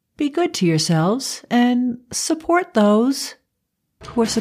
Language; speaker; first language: English; native; English